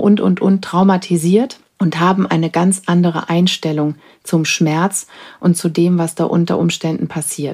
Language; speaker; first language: German; native; German